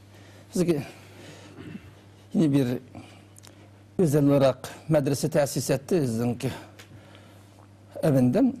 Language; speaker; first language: Turkish; non-native, learner; Uyghur